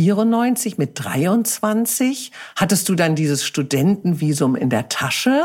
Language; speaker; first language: German; native; German